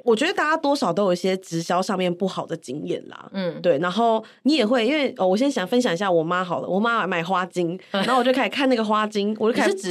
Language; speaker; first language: Chinese; native; Chinese